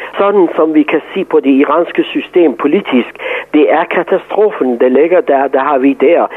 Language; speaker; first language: Danish; non-native, fluent; Persian